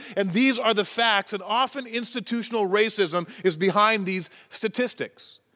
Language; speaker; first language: English; native; English